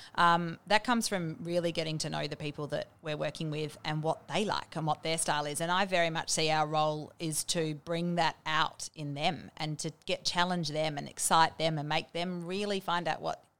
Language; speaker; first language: English; native; English